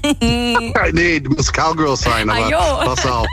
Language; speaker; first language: German; non-native, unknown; English